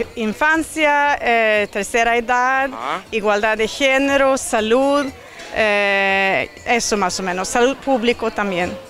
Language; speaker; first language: Spanish; non-native, fluent; Swedish